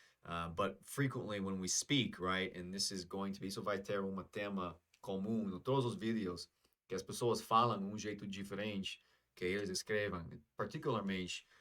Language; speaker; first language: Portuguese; non-native, fluent; English